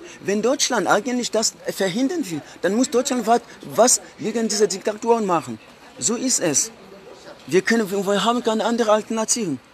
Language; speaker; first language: German; non-native, fluent; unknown